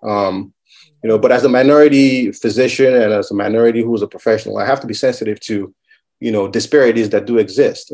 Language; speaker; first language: English; non-native, local second language; Yoruba